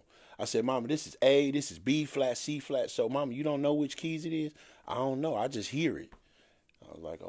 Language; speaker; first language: English; native; English